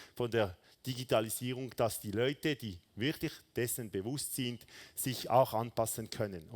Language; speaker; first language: German; non-native, local second language; French